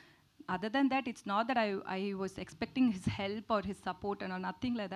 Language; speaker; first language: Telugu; non-native, learner; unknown